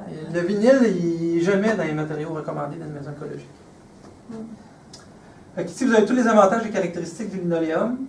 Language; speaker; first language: French; native; French